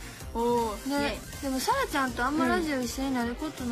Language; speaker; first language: Japanese; native; Japanese